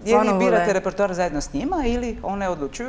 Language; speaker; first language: Croatian; native; Croatian